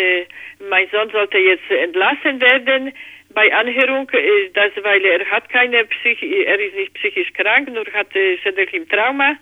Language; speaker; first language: German; non-native, learner; Polish